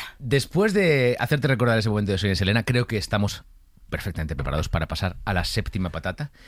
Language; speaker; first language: Spanish; native; Spanish